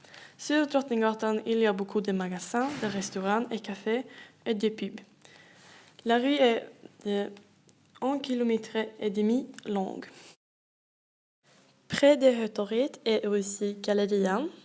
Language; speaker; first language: French; non-native, learner; Swedish